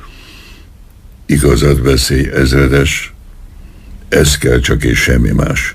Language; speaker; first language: Hungarian; native; Hungarian